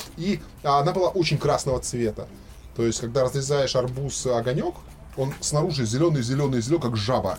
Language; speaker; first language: Russian; native; Russian